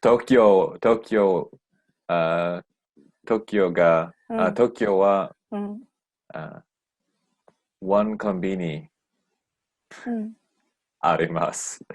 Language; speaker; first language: Japanese; non-native, learner; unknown